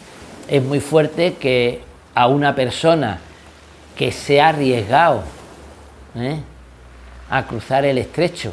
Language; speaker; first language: Spanish; native; Spanish